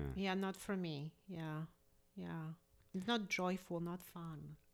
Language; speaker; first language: English; early bilingual, other home language; Polish